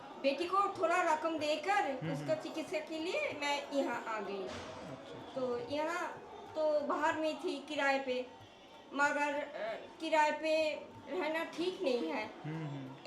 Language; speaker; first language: Hindi; non-native, local second language; Bangla